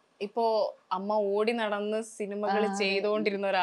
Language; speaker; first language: Malayalam; native; Malayalam